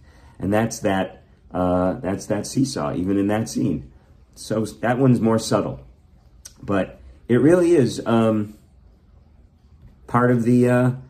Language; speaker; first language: English; native; English